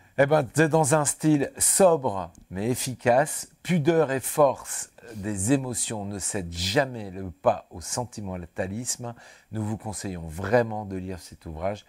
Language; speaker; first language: French; native; French